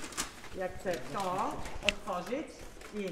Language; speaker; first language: Polish; non-native, fluent; Italian